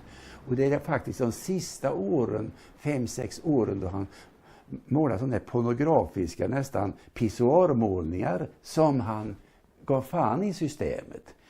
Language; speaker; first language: Swedish; native; Swedish